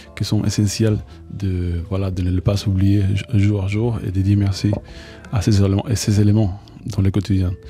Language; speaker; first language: French; non-native, fluent; Spanish